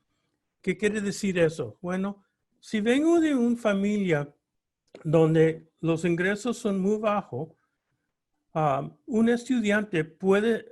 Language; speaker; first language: Spanish; early bilingual, heritage; Spanish